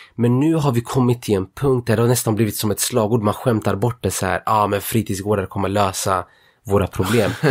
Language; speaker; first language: Swedish; native; Swedish